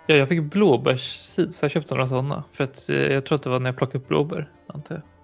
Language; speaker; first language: Swedish; native; Swedish